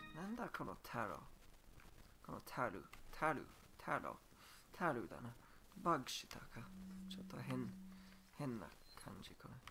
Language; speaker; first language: Japanese; non-native, learner; English